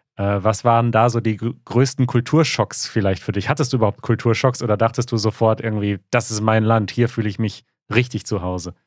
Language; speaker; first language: German; native; German